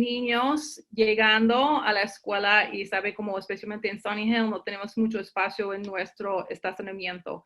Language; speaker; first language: Spanish; early bilingual, heritage; English